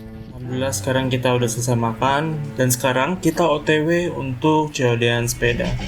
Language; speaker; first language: Indonesian; native; Indonesian